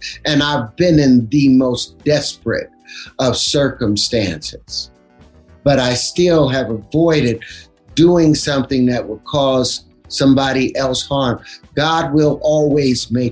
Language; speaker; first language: English; native; English